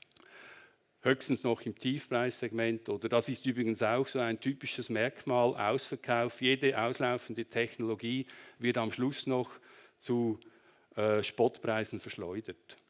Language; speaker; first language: German; native; German